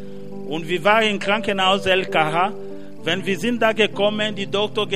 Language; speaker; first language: German; non-native, learner; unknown